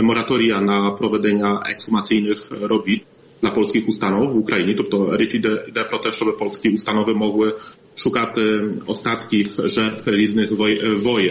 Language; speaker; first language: Polish; non-native, learner; Ukrainian